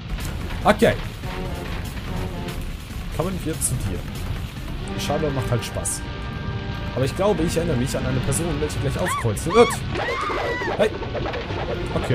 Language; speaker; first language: German; native; German